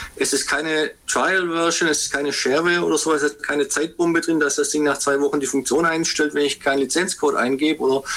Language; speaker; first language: German; native; German